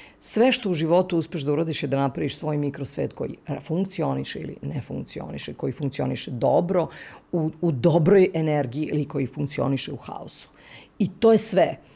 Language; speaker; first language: Serbian; native; Serbian